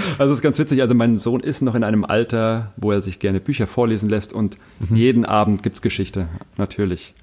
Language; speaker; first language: German; native; German